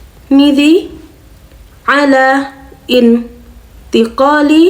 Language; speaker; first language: Arabic; non-native, learner; Indonesian